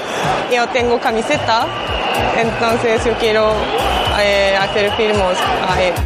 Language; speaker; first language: Spanish; non-native, learner; Japanese